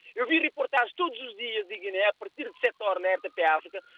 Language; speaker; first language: Portuguese; non-native, local second language; Kabuverdianu